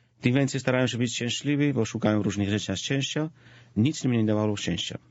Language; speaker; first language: Polish; non-native, fluent; Georgian